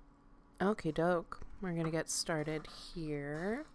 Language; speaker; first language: English; native; English